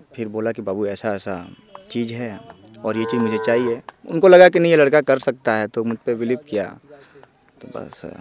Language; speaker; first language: Hindi; native; Hindi